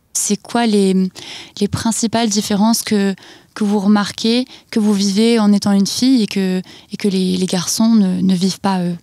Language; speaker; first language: French; native; French